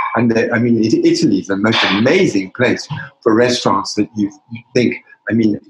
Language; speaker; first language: English; native; English